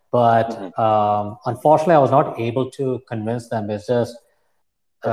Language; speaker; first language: English; non-native, fluent; Arabic